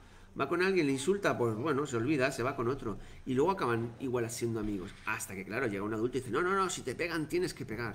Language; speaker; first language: Spanish; native; Spanish